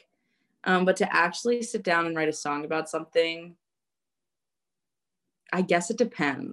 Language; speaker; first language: English; native; English